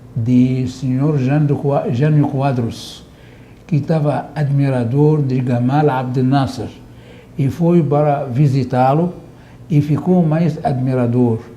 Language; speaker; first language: Portuguese; non-native, fluent; Arabic